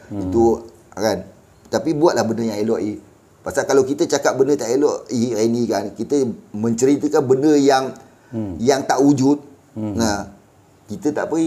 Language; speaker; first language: Malay; native; Malay